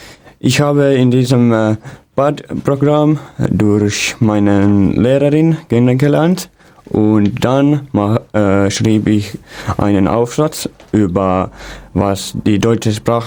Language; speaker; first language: German; non-native, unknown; Finnish